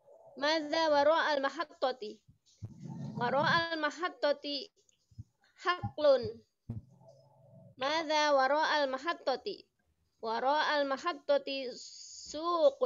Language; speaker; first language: Arabic; non-native, learner; Indonesian